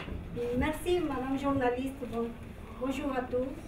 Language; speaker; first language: French; non-native, learner; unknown